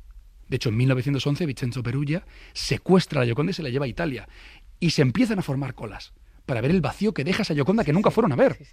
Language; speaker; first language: Spanish; native; Spanish